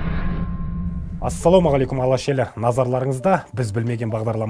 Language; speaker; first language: Kazakh; native; Kazakh